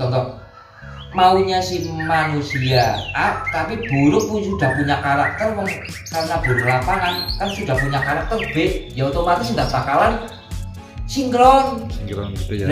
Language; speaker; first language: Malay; non-native, local second language; Javanese